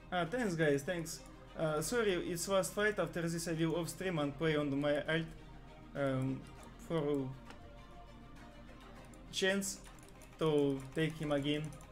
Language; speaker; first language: English; non-native, learner; Russian